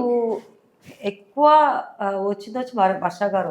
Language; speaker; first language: Telugu; non-native, learner; Tamil